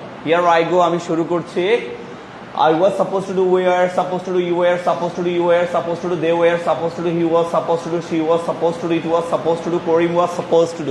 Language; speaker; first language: English; non-native, local second language; Bangla